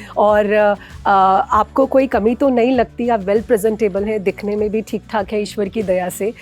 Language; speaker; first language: Hindi; native; Hindi